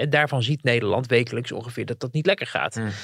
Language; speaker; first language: Dutch; native; Dutch